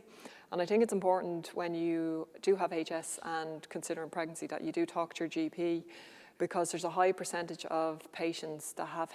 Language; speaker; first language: English; native; English